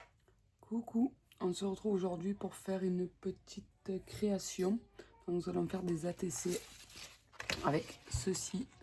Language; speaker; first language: French; native; French